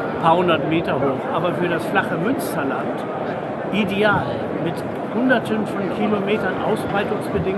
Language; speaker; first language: German; native; German